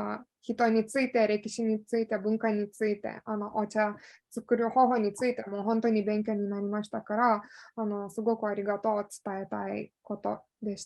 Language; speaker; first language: Japanese; non-native, fluent; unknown